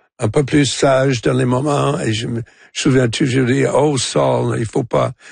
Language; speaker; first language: French; non-native, local second language; English